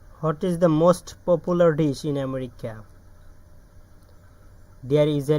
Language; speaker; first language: English; non-native, learner; Bangla